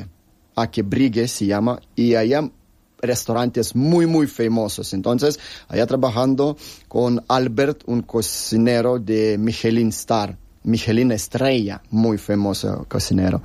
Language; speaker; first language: Spanish; non-native, learner; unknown